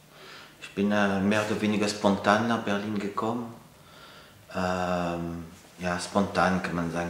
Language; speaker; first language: German; non-native, fluent; French